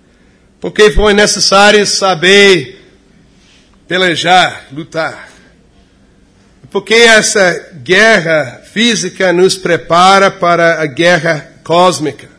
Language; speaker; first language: Portuguese; non-native, fluent; English